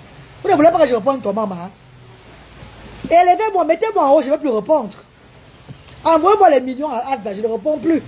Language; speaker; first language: French; non-native, local second language; Lingala